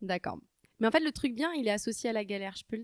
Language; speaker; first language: French; native; French